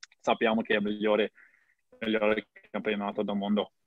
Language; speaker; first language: Italian; non-native, learner; English